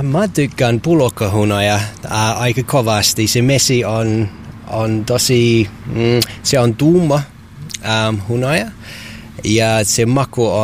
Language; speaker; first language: Finnish; non-native, learner; English